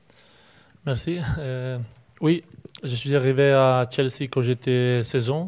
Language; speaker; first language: French; non-native, learner; Polish